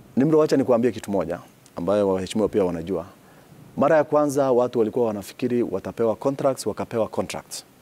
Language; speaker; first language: Swahili; non-native, local second language; Somali